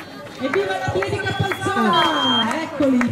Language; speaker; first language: Italian; native; Italian